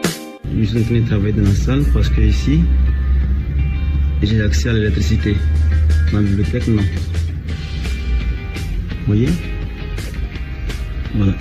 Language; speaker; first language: French; non-native, local second language; Baoulé